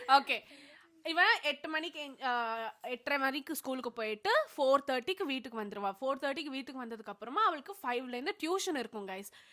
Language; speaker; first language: Tamil; non-native, local second language; Telugu